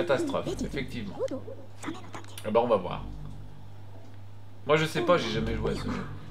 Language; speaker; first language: French; native; French